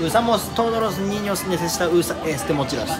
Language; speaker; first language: Spanish; non-native, learner; Japanese